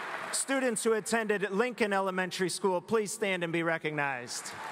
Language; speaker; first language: English; native; English